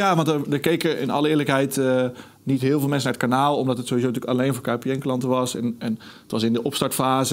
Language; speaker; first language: Dutch; native; Dutch